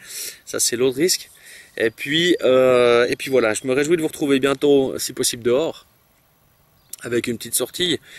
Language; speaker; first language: French; native; French